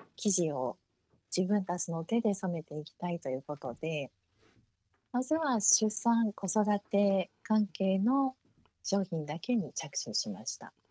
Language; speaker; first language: Japanese; early bilingual, heritage; Japanese